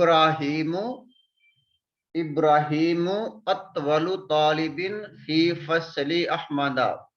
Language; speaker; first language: Arabic; non-native, fluent; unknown